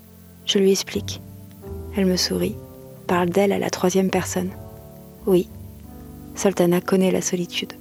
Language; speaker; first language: French; native; French